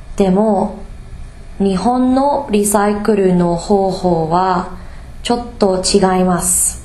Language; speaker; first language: Japanese; non-native, learner; English